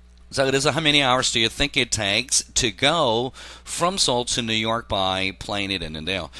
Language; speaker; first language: English; non-native, fluent; Korean